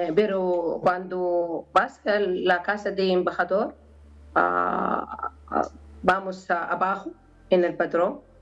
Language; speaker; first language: Spanish; non-native, learner; Arabic